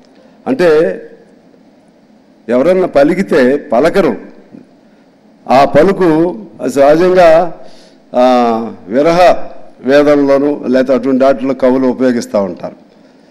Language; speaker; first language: Telugu; native; Telugu